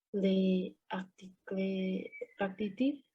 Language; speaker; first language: French; non-native, learner; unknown